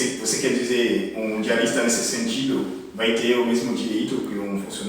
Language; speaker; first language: Portuguese; non-native, learner; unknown